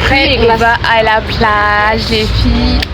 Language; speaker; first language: French; native; French